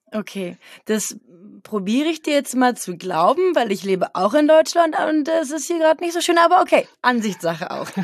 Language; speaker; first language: German; native; German